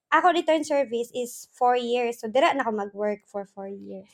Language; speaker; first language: English; non-native, local second language; Surigaonon